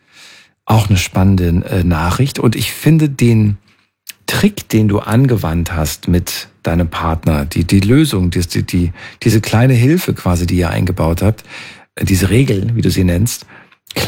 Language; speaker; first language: German; native; German